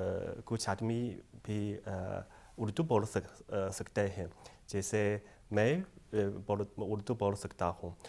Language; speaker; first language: Hindi; non-native, fluent; Chinese